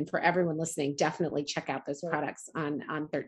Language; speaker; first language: English; native; English